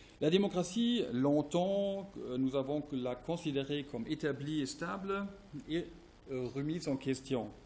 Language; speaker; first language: French; non-native, fluent; German